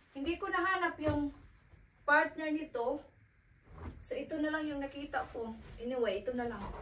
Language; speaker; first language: Filipino; non-native, local second language; Cebuano